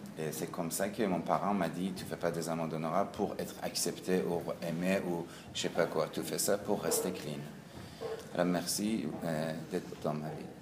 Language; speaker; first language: French; non-native, learner; Persian